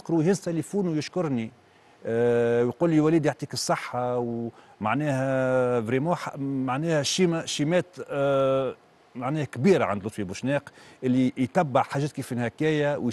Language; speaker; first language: Arabic; native; Arabic